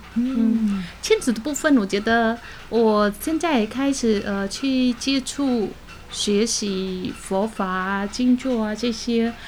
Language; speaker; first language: Chinese; non-native, fluent; Khmer